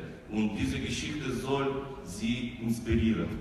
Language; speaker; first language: German; non-native, learner; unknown